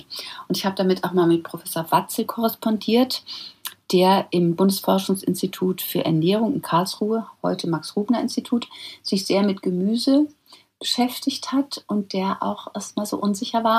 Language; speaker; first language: German; native; German